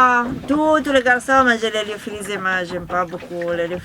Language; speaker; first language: French; non-native, learner; Italian